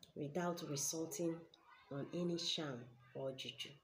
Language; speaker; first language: English; non-native, local second language; Igbo